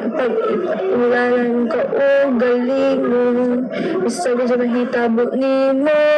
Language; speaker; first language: Filipino; non-native, local second language; Cebuano